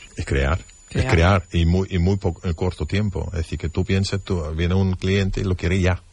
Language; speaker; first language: Spanish; non-native, fluent; Dutch